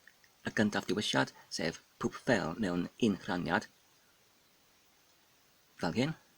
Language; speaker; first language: Welsh; non-native, fluent; English